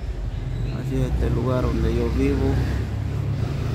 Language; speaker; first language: Spanish; native; Spanish